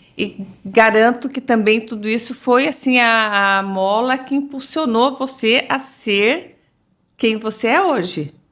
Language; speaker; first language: Portuguese; native; Portuguese